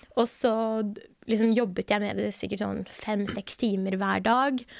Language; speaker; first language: Norwegian; early bilingual, other home language; Persian